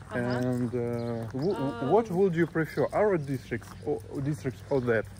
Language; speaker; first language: English; non-native, learner; Russian